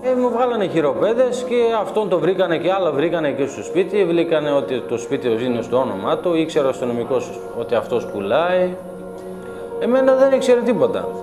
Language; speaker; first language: Greek; non-native, learner; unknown